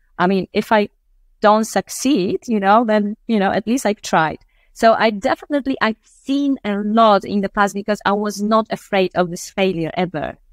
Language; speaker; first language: English; non-native, fluent; Polish